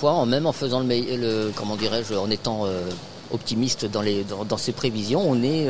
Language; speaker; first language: French; native; French